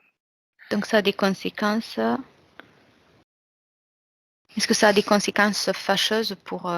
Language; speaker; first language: French; native; French